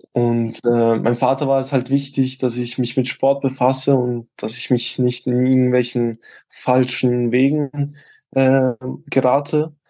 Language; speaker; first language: German; early bilingual, other home language; Albanian